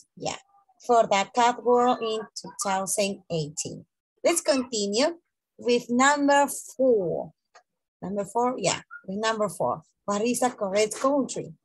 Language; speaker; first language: English; non-native, fluent; Spanish